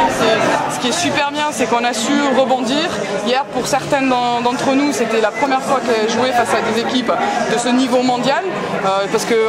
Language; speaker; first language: French; native; French